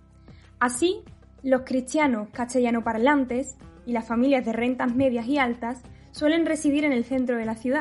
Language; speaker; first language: Spanish; native; Spanish